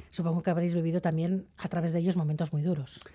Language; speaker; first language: Spanish; native; Spanish